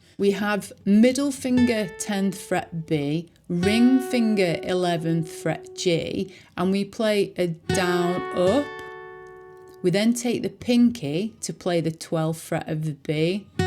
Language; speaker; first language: English; native; English